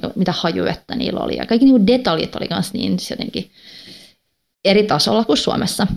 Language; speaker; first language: Finnish; non-native, local second language; Swedish